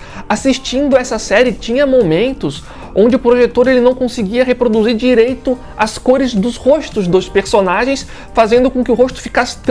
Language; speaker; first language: Portuguese; native; Portuguese